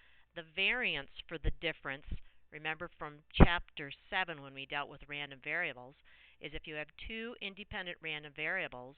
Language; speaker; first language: English; native; English